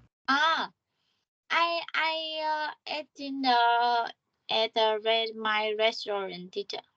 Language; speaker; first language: English; non-native, learner; Vietnamese